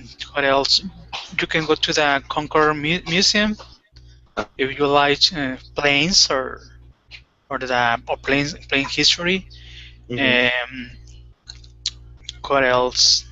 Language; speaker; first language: English; non-native, fluent; Spanish